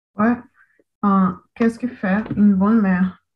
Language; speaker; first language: French; non-native, learner; Portuguese